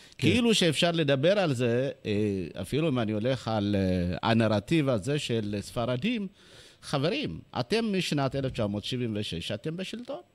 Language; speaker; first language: Hebrew; non-native, fluent; Amharic